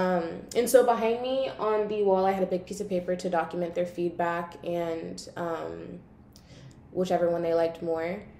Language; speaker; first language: English; native; English